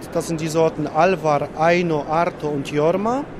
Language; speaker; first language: German; non-native, fluent; Polish